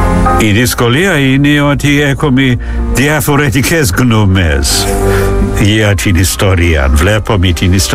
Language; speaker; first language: Greek; non-native, fluent; English